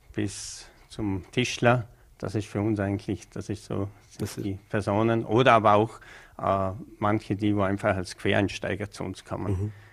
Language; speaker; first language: German; native; German